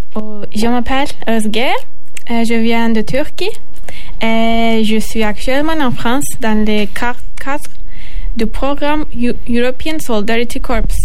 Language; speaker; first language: French; non-native, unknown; Turkish